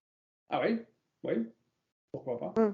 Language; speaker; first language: French; non-native, learner; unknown